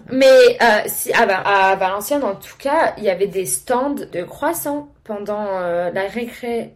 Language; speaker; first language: French; non-native, fluent; English